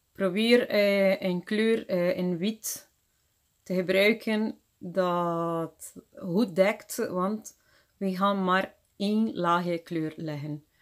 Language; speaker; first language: Dutch; non-native, fluent; Spanish